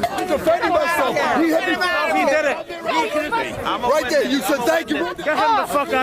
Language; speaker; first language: English; non-native, learner; Spanish